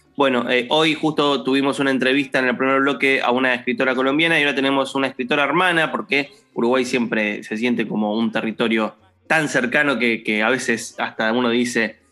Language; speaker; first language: Spanish; native; Spanish